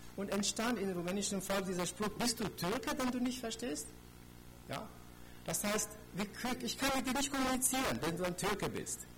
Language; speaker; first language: German; non-native, fluent; Romanian